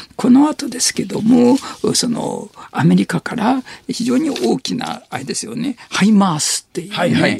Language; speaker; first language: Japanese; native; Japanese